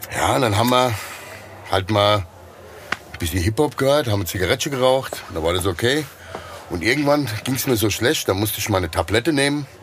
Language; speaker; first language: German; native; German